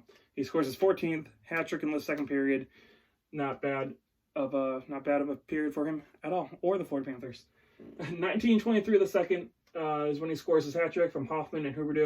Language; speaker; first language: English; native; English